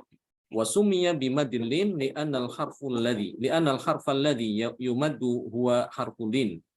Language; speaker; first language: Arabic; non-native, fluent; Indonesian